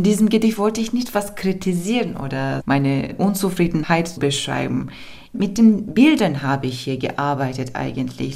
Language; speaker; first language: German; non-native, fluent; Turkish